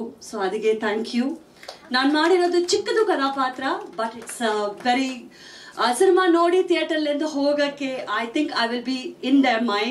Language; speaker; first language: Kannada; non-native, local second language; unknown